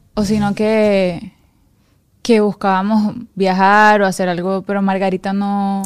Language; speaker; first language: Spanish; native; Spanish